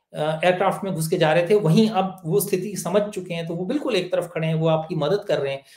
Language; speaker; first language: Hindi; native; Hindi